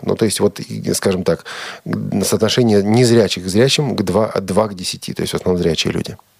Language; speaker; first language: Russian; native; Russian